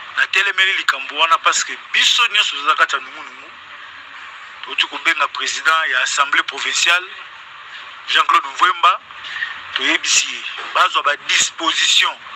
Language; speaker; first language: Lingala; non-native, local second language; Kongo